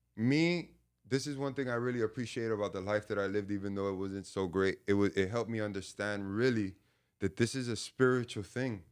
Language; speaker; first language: English; native; English